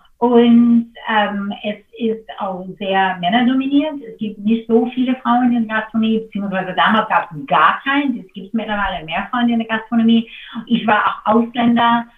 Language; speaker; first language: German; non-native, fluent; English